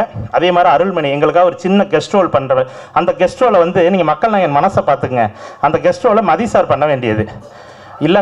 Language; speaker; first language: Tamil; native; Tamil